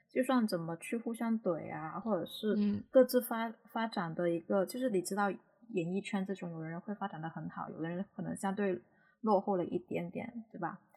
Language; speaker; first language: Chinese; non-native, local second language; Cantonese